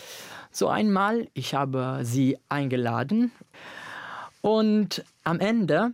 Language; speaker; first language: German; non-native, learner; Italian